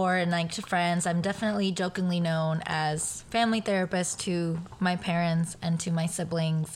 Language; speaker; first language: English; native; English